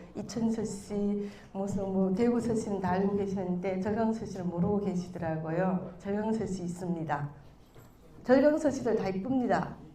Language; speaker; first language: Korean; non-native, fluent; Chinese